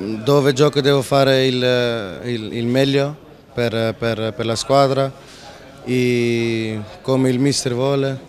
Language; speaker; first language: Italian; non-native, fluent; Dutch